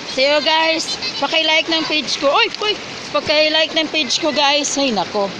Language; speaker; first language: Filipino; non-native, local second language; Hiligaynon